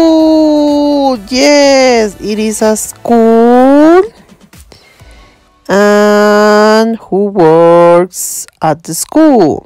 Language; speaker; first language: English; non-native, learner; Spanish